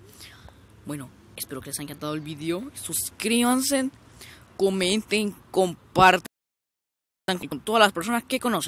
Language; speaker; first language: Spanish; native; Spanish